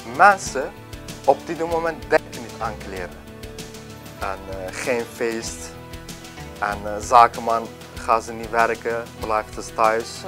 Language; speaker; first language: Dutch; non-native, learner; Turkish